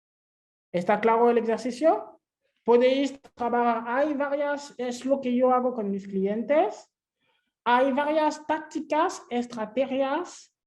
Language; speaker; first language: Spanish; non-native, fluent; French